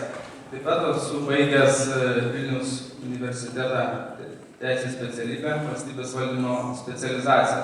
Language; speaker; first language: Lithuanian; native; Lithuanian